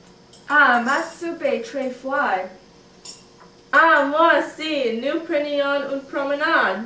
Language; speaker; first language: French; non-native, learner; English